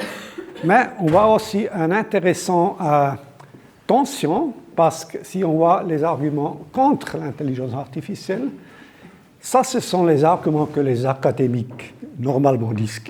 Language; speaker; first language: French; non-native, local second language; German